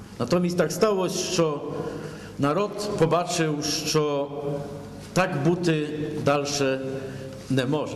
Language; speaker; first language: Ukrainian; early bilingual, heritage; Ukrainian